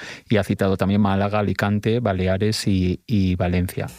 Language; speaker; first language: Spanish; native; Spanish